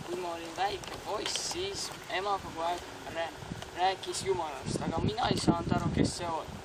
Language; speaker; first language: Estonian; non-native, local second language; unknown